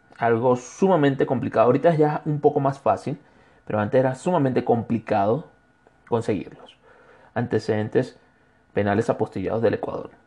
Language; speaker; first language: Spanish; native; Spanish